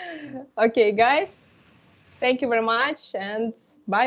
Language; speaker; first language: English; non-native, fluent; Russian